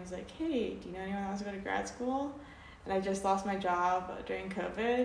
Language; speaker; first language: English; native; English